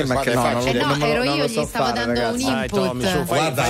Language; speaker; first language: Italian; native; Italian